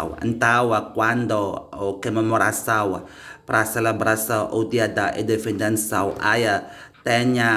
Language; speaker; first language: Portuguese; non-native, learner; Indonesian